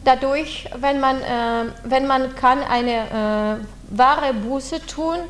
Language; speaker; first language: German; non-native, fluent; Russian